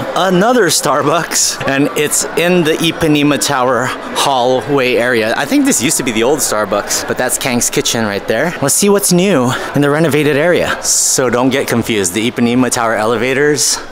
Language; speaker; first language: English; native; English